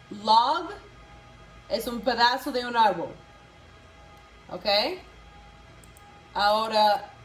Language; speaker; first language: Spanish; non-native, local second language; English